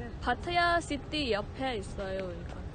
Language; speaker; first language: Korean; non-native, learner; Thai